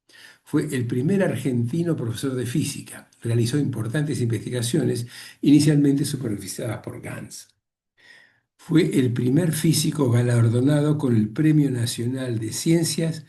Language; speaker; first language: Spanish; native; Spanish